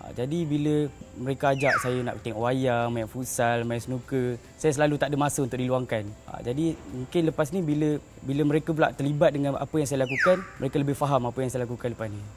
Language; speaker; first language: Malay; native; Malay